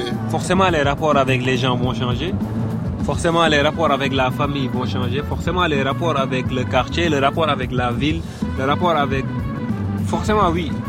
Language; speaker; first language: French; non-native, local second language; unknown